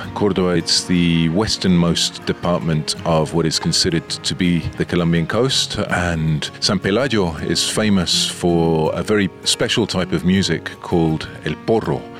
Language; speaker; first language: English; native; English